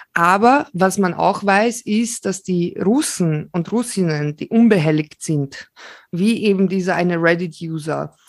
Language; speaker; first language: German; early bilingual, other home language; Slovak